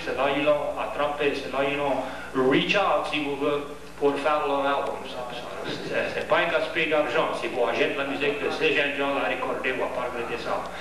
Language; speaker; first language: French; early bilingual, heritage; French